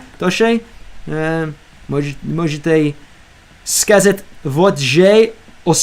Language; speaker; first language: Russian; non-native, learner; English